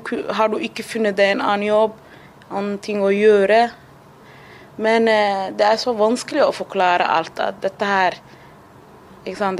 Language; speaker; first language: Norwegian; non-native, fluent; Somali